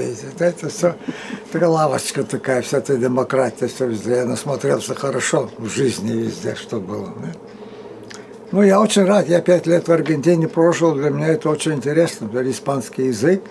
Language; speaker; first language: Russian; early bilingual, heritage; Russian